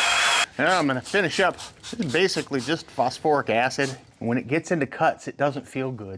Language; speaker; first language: English; native; English